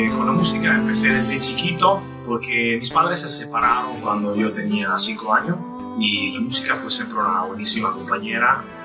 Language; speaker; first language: Spanish; non-native, fluent; Italian